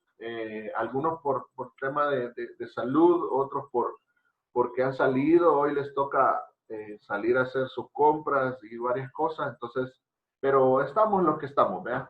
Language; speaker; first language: Spanish; native; Spanish